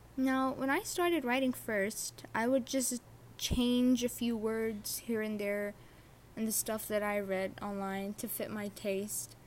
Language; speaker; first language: English; non-native, fluent; Arabic